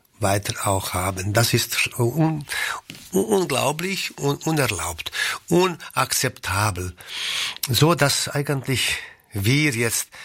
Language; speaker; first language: German; non-native, fluent; Croatian